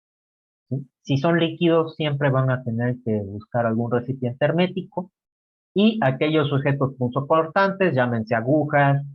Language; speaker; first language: Spanish; native; Spanish